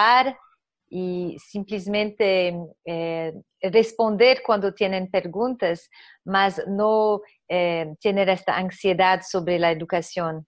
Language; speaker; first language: Spanish; non-native, fluent; Portuguese